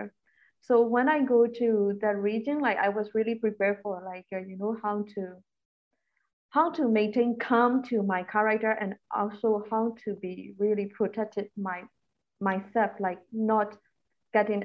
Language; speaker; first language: English; non-native, fluent; Burmese